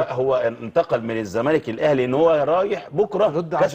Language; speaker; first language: Arabic; native; Arabic